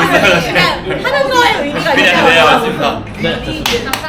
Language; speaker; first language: Korean; native; Korean